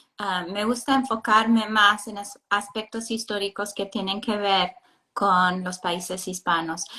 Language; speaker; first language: Spanish; non-native, fluent; English